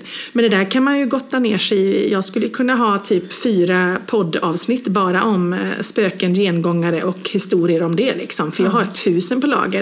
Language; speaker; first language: Swedish; native; Swedish